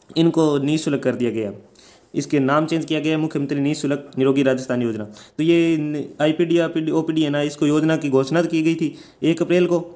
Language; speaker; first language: Hindi; native; Hindi